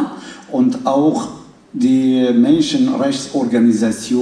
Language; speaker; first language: German; non-native, fluent; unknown